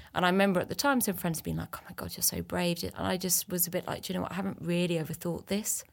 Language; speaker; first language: English; early bilingual, other home language; French